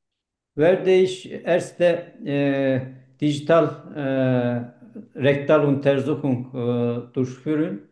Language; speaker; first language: German; non-native, learner; Turkish